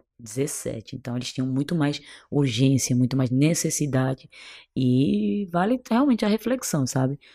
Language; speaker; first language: Portuguese; non-native, local second language; Kabuverdianu